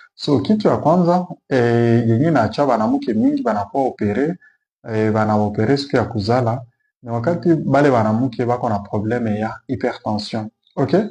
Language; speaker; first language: Swahili; native; Swahili